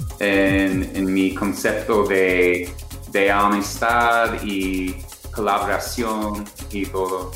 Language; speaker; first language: Spanish; non-native, learner; English